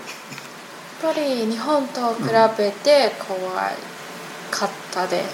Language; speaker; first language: Japanese; non-native, learner; Chinese